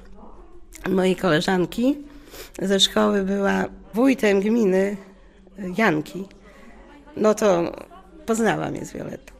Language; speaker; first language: Polish; native; Polish